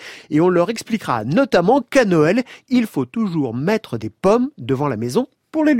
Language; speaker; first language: French; native; French